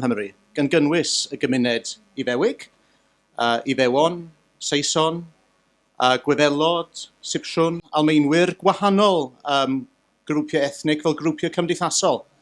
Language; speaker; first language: Welsh; native; Welsh